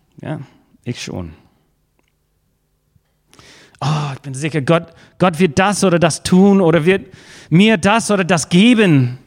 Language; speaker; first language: German; non-native, fluent; English